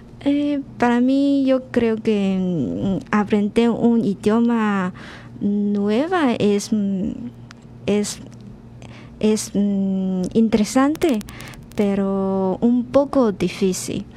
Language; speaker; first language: Spanish; non-native, learner; Chinese